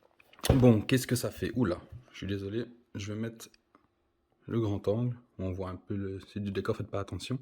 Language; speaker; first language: French; native; French